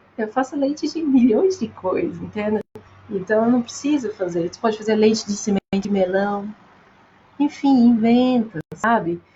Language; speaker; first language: Portuguese; non-native, fluent; French